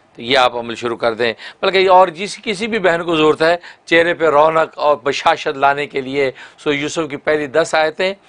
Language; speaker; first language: Urdu; native; Urdu